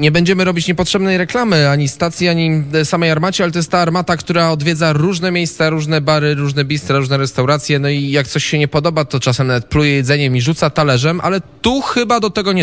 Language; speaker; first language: Polish; native; Polish